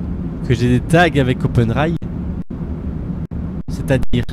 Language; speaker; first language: French; native; French